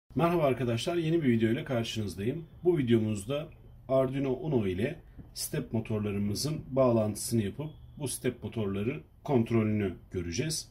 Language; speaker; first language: Turkish; native; Turkish